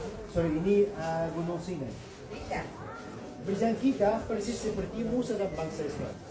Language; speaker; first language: Indonesian; non-native, fluent; Arabic